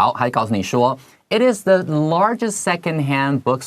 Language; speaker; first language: English; non-native, fluent; Chinese